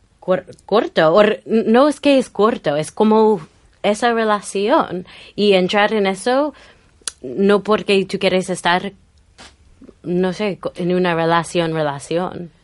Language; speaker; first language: Spanish; non-native, fluent; English